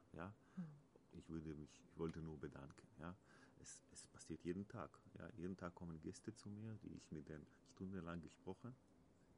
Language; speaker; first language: German; non-native, learner; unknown